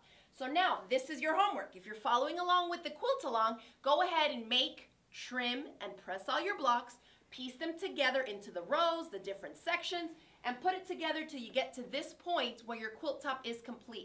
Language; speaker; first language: English; native; English